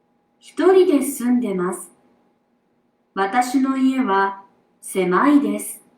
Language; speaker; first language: Japanese; non-native, learner; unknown